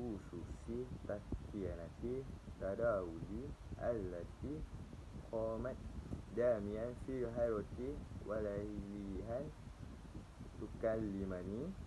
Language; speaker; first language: Arabic; non-native, learner; Malay